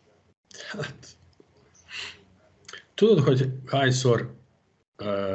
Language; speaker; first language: Hungarian; non-native, fluent; Serbian